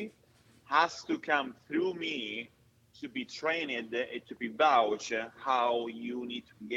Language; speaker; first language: English; non-native, fluent; Italian